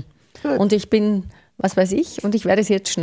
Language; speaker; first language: German; native; German